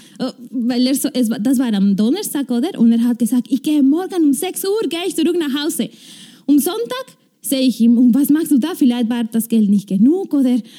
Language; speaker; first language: German; non-native, fluent; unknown